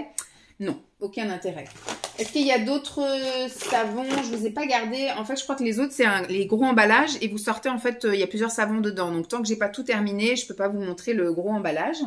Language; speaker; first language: French; native; French